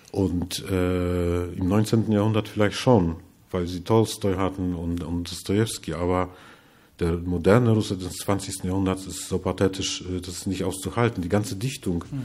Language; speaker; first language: German; non-native, fluent; Polish